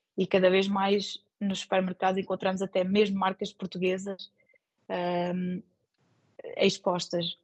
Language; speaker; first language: Portuguese; native; Portuguese